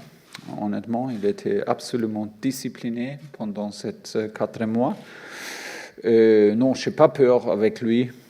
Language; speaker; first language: French; non-native, fluent; German